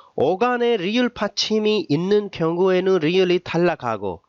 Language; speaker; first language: Korean; non-native, fluent; Urdu